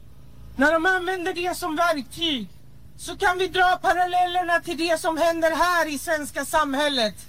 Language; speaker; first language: Swedish; early bilingual, other home language; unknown